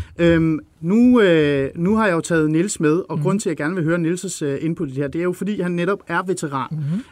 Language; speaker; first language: Danish; early bilingual, other home language; Persian